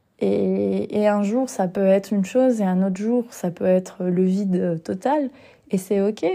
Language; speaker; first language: French; non-native, fluent; Spanish